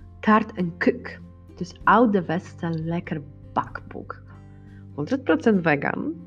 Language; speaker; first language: Dutch; non-native, learner; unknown